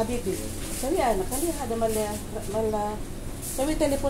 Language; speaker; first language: Arabic; non-native, learner; Filipino